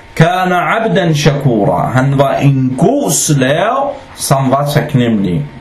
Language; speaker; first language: Danish; non-native, fluent; Arabic